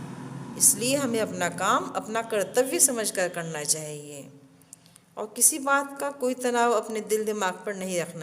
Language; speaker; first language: Hindi; native; Hindi